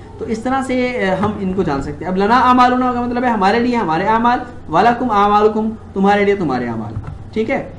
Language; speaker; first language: Urdu; native; Urdu